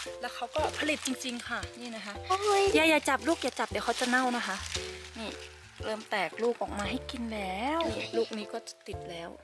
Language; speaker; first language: Thai; native; Thai